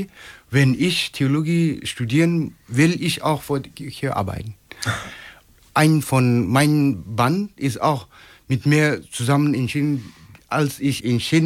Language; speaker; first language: German; non-native, learner; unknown